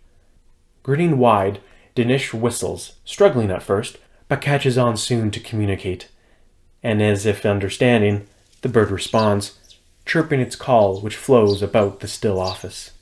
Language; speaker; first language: English; native; English